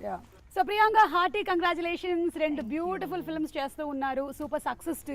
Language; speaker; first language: Telugu; native; Telugu